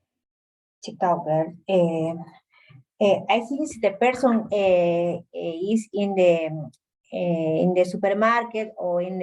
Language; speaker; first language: English; non-native, learner; Spanish